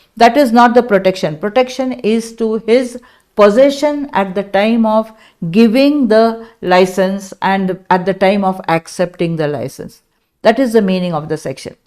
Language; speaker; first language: English; non-native, local second language; Kannada